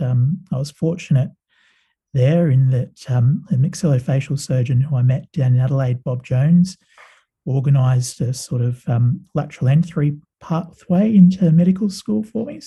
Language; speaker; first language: English; native; English